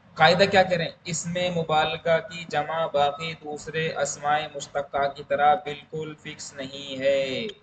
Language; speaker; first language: Urdu; native; Urdu